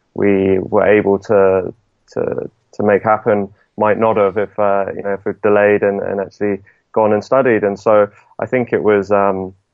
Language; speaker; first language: English; native; English